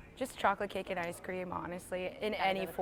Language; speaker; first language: English; native; English